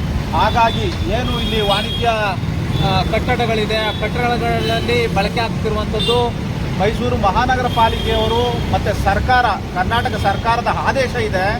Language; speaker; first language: Kannada; native; Kannada